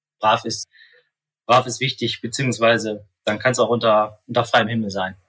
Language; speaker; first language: German; native; German